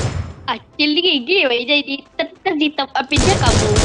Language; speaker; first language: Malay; non-native, local second language; Minangkabau